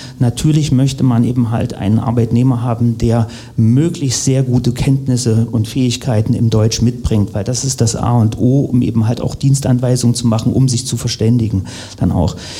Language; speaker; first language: German; native; German